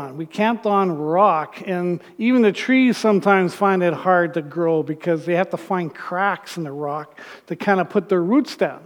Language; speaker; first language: English; native; English